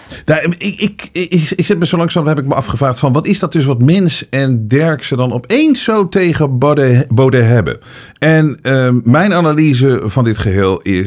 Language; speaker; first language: Dutch; native; Dutch